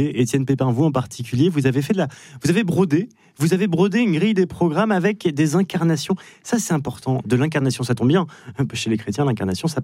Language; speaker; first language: French; native; French